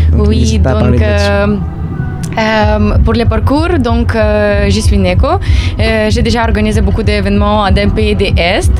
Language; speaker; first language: French; non-native, learner; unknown